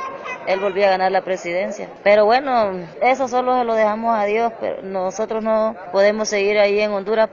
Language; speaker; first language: Spanish; native; Spanish